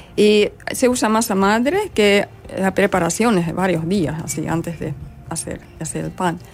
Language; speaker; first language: Spanish; non-native, fluent; Finnish